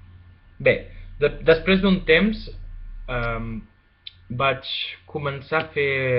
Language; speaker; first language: Catalan; non-native, fluent; Spanish